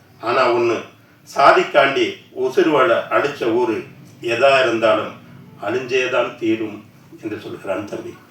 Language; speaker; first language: Tamil; native; Tamil